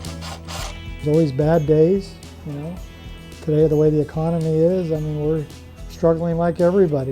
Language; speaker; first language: English; native; English